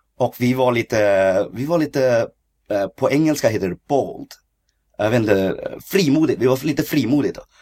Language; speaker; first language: Swedish; early bilingual, other home language; Cantonese